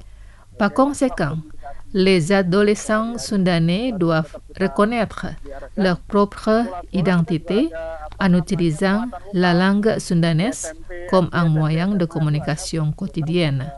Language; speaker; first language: French; non-native, fluent; Indonesian